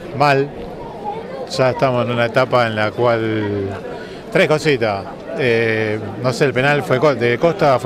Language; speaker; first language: Spanish; native; Spanish